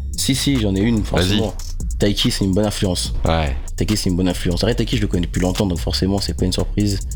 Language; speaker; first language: French; native; French